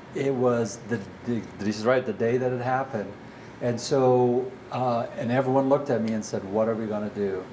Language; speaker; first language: English; early bilingual, other home language; Dutch